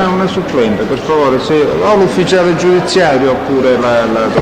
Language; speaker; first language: Italian; native; Italian